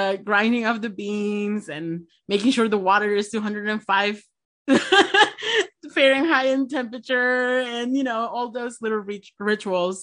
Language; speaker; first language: English; non-native, fluent; Spanish